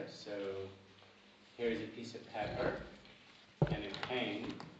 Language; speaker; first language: English; non-native, local second language; Bangla